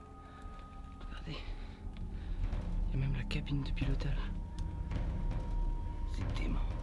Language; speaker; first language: French; native; French